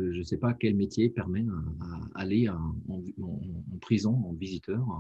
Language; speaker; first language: French; non-native, fluent; German